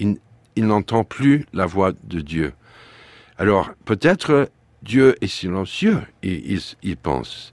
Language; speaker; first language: French; non-native, fluent; English